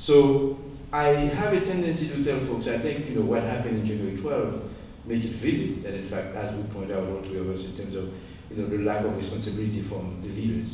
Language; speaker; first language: English; non-native, fluent; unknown